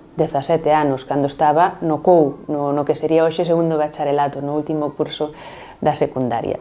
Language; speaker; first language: Galician; native; Galician